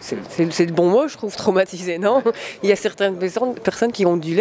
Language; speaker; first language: French; native; French